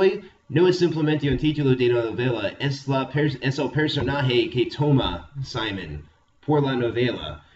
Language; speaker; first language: Spanish; non-native, fluent; English